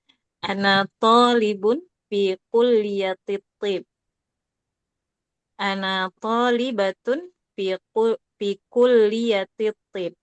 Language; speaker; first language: Arabic; non-native, learner; Indonesian